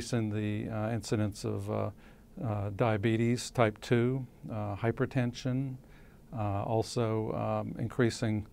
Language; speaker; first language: English; native; English